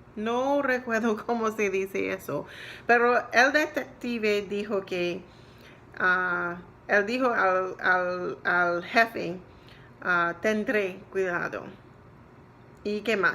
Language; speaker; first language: Spanish; non-native, learner; English